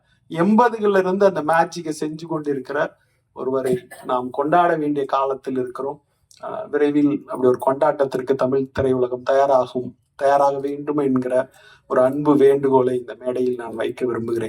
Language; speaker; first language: Tamil; native; Tamil